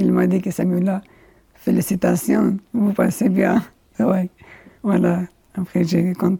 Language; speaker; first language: French; non-native, learner; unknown